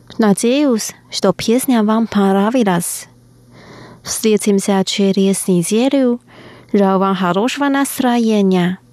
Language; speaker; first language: Russian; non-native, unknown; Chinese